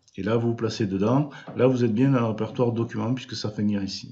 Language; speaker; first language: French; native; French